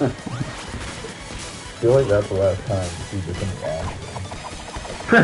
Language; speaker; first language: English; native; English